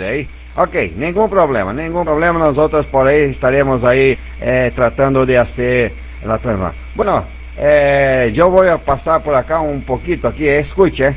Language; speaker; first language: Spanish; non-native, learner; Portuguese